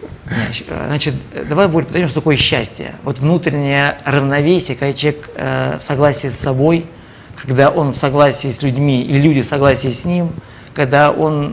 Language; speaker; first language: Russian; native; Russian